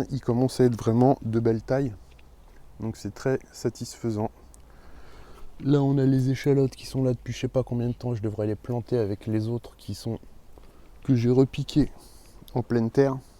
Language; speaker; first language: French; native; French